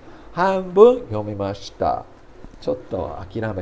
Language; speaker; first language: Japanese; non-native, fluent; English